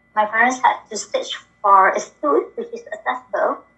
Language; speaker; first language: English; non-native, local second language; Malay